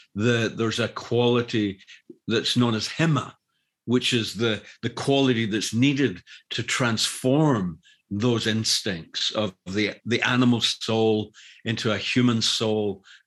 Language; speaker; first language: English; native; English